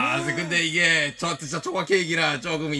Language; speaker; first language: Korean; native; Korean